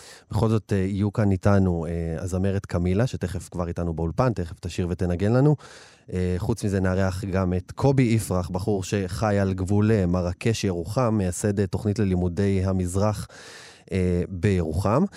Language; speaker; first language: Hebrew; native; Hebrew